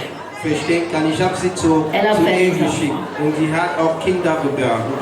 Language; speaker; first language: German; non-native, learner; French